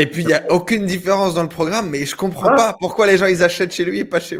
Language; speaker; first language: French; native; French